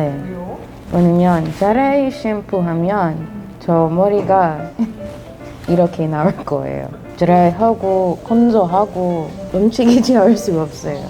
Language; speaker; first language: Korean; non-native, learner; English